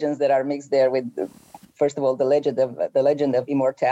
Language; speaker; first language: English; non-native, fluent; Romanian